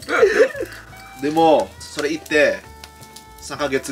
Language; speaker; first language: Japanese; non-native, fluent; Indonesian